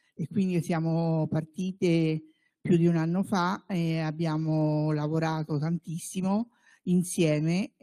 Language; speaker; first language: Italian; native; Italian